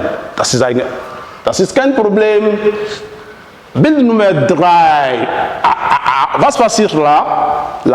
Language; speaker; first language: German; non-native, fluent; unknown